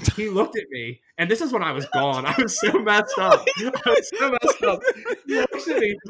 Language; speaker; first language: English; native; English